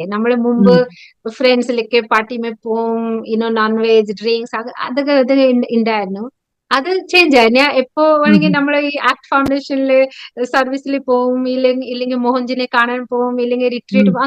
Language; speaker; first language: Malayalam; non-native, local second language; Odia